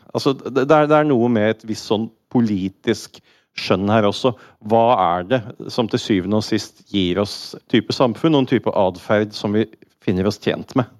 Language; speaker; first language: Norwegian; native; Norwegian